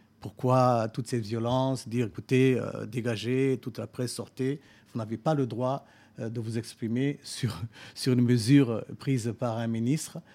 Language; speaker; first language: French; non-native, local second language; Rundi